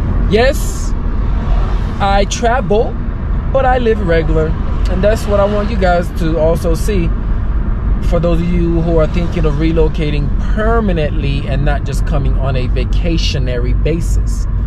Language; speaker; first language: English; native; English